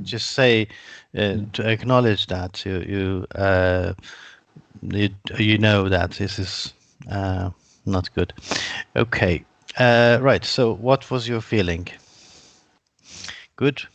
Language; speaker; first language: English; non-native, fluent; Persian